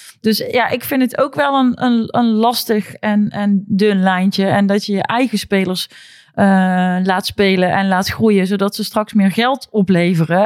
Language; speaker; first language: Dutch; native; Dutch